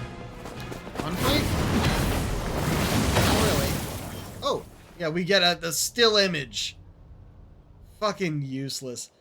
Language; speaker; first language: English; native; English